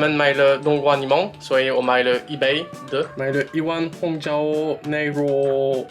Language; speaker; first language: Chinese; non-native, learner; French